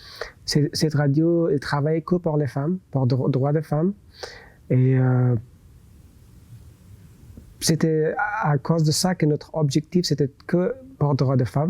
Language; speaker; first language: French; non-native, local second language; Persian